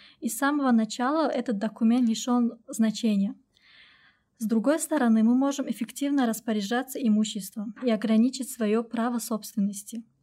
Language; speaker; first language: Russian; non-native, local second language; Tajik